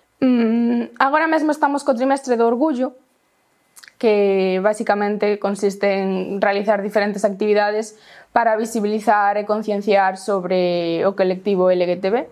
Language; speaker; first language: Galician; non-native, local second language; Spanish